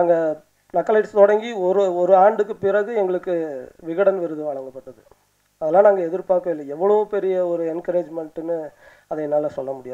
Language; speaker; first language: Tamil; native; Tamil